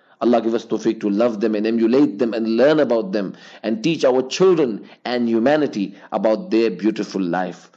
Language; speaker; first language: English; native; English